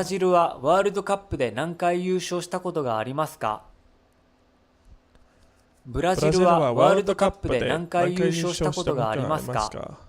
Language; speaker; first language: Japanese; non-native, learner; English